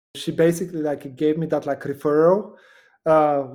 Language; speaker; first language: English; non-native, fluent; Bulgarian